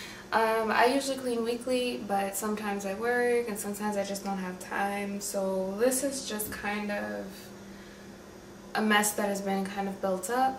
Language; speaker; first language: English; native; English